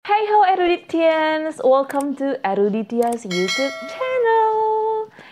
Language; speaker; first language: English; non-native, fluent; Indonesian